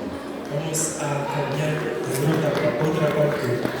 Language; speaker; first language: Spanish; non-native, fluent; Haitian Creole